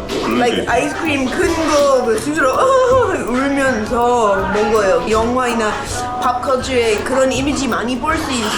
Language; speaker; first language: Korean; non-native, learner; English